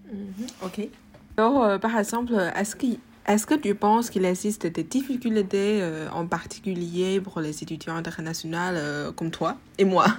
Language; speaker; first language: French; non-native, fluent; Chinese